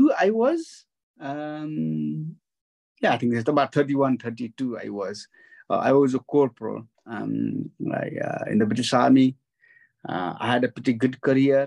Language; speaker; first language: English; non-native, local second language; Nepali